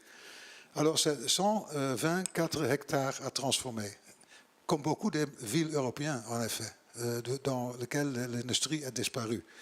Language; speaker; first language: French; non-native, learner; Dutch